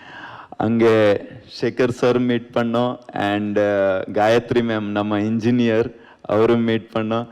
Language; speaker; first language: Tamil; non-native, learner; Kannada